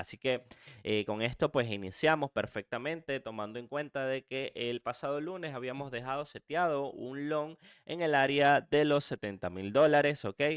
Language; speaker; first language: Spanish; native; Spanish